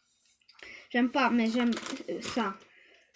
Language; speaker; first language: French; early bilingual, other home language; Russian